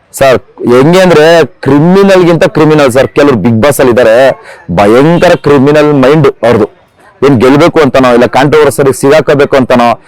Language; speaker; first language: Kannada; native; Kannada